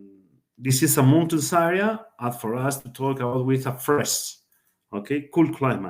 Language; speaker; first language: English; non-native, learner; Spanish